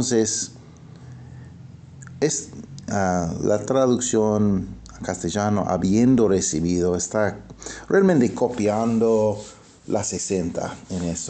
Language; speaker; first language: Spanish; non-native, fluent; English